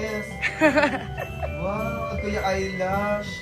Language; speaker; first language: Filipino; native; Filipino